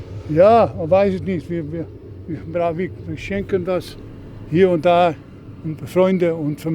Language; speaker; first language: German; non-native, learner; Dutch